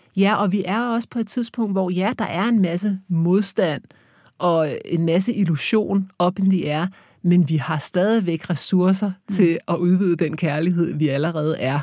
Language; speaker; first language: Danish; native; Danish